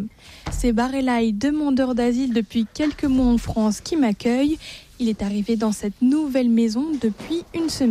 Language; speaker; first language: French; native; French